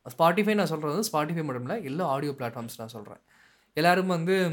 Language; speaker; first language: Tamil; native; Tamil